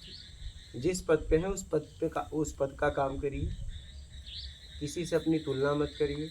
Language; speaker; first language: Hindi; native; Hindi